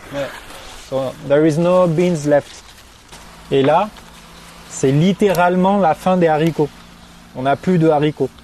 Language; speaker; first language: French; native; French